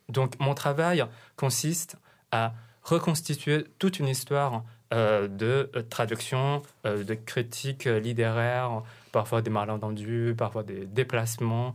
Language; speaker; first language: French; non-native, fluent; Chinese